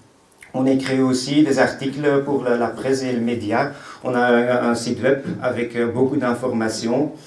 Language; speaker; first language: French; non-native, local second language; Dutch